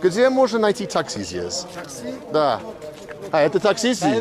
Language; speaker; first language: Russian; non-native, learner; English